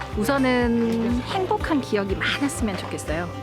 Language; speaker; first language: Korean; native; Korean